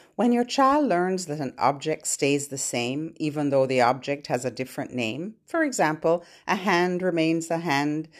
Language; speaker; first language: English; native; English